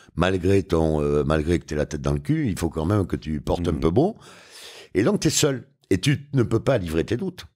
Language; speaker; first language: French; native; French